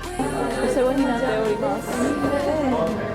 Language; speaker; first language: Japanese; non-native, learner; English